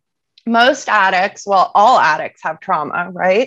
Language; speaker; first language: English; native; English